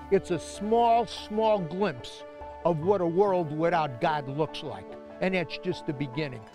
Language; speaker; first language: English; native; English